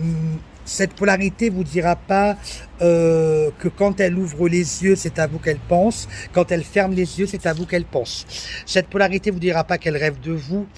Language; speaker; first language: French; native; French